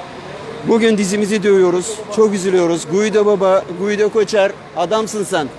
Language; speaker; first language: Turkish; native; Turkish